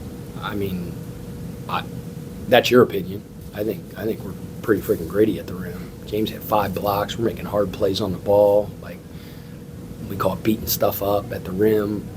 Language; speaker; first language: English; native; English